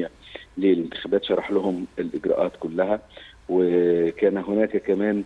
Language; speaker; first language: Arabic; native; Arabic